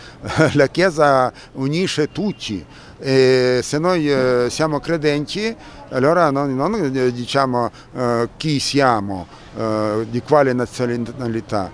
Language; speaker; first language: Italian; non-native, fluent; Russian